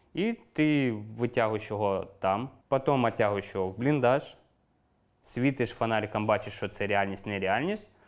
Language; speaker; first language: Ukrainian; non-native, local second language; Russian